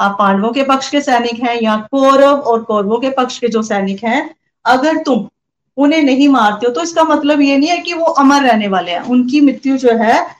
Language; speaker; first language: Hindi; non-native, local second language; Punjabi